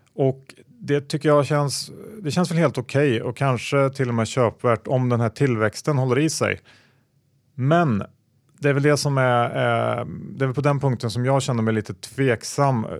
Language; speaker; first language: Swedish; native; Swedish